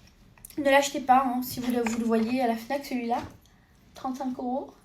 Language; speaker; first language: French; native; French